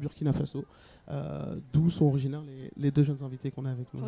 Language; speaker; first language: French; native; French